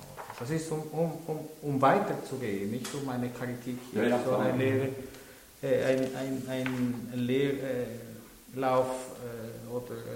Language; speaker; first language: German; non-native, local second language; French